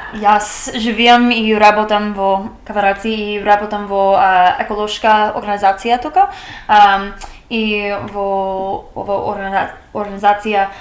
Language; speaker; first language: Macedonian; non-native, learner; English